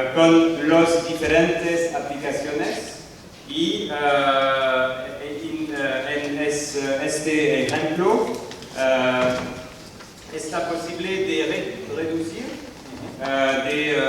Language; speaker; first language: Spanish; non-native, learner; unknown